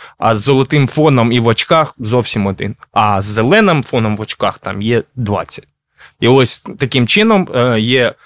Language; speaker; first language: Ukrainian; non-native, local second language; Russian